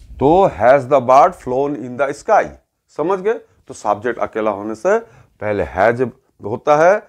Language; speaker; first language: Hindi; native; Hindi